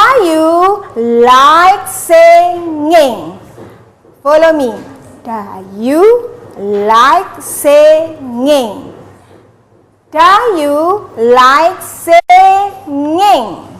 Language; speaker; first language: English; non-native, learner; Indonesian